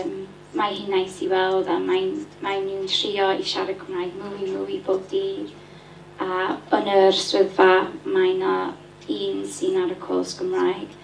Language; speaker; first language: Welsh; non-native, learner; English